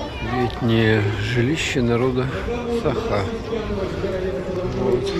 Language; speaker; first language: Russian; native; Russian